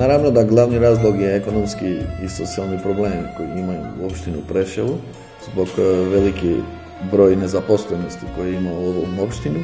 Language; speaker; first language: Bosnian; non-native, local second language; Albanian